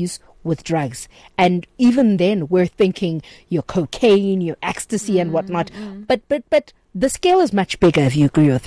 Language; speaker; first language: English; non-native, local second language; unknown